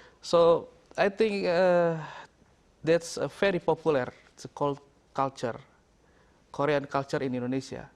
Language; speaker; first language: English; non-native, learner; Indonesian